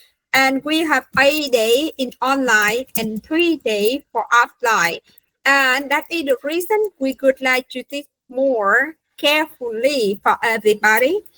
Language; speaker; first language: English; non-native, fluent; Vietnamese